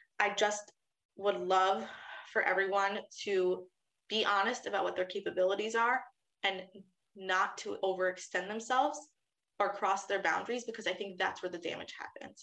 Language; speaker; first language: English; native; English